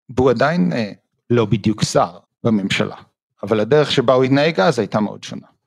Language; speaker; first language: Hebrew; native; Hebrew